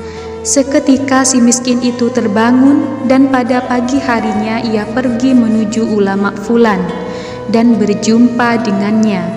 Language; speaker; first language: Indonesian; native; Indonesian